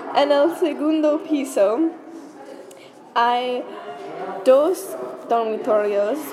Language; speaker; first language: Spanish; non-native, learner; English